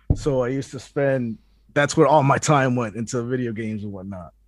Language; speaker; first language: English; early bilingual, other home language; Spanish